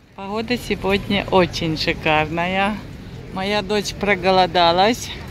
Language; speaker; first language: Russian; native; Russian